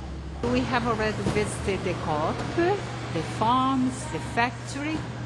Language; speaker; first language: English; non-native, fluent; Portuguese